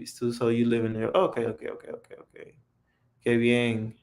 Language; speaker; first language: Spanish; non-native, fluent; English